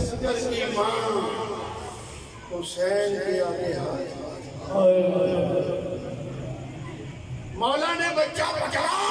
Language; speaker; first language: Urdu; non-native, local second language; Punjabi